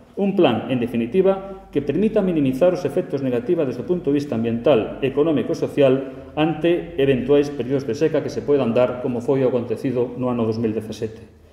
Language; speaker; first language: Galician; native; Galician